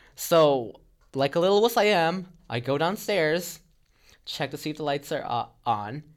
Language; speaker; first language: English; non-native, local second language; Filipino